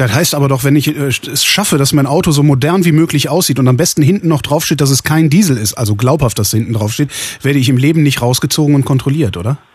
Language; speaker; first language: German; native; German